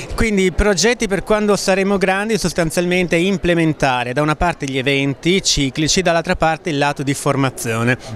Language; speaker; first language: Italian; native; Italian